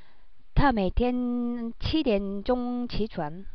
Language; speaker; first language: Chinese; non-native, learner; Japanese